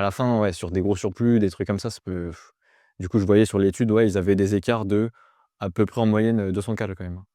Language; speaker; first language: French; native; French